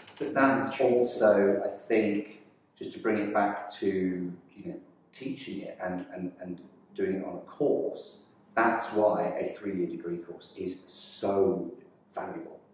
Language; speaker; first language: English; native; English